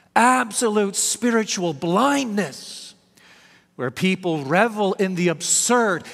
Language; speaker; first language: English; native; English